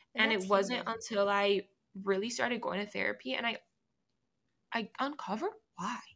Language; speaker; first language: English; early bilingual, other home language; Spanish